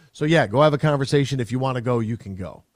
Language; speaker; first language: English; native; English